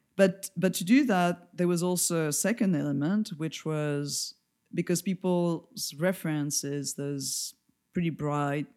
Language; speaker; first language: English; non-native, fluent; French